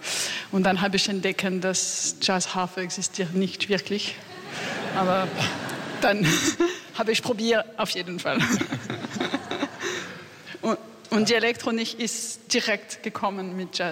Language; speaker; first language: German; non-native, learner; French